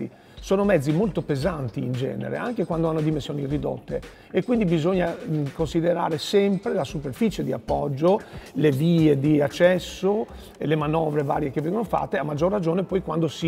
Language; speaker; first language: Italian; native; Italian